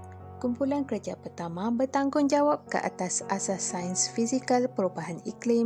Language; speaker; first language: Malay; native; Malay